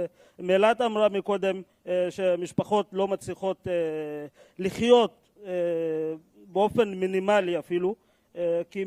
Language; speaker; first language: Hebrew; non-native, fluent; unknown